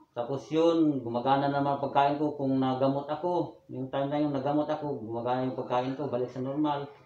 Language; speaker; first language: Filipino; non-native, local second language; Cebuano